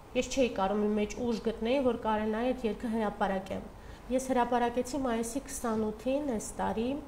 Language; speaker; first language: Armenian; early bilingual, heritage; Armenian